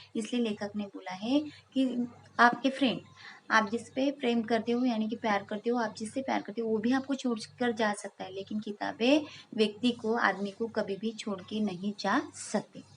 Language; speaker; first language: Hindi; non-native, local second language; Marathi